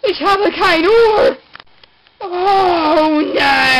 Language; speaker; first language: German; non-native, learner; English